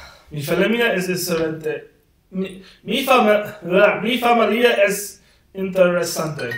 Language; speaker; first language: Spanish; non-native, learner; English